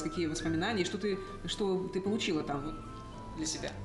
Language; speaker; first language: Russian; native; Russian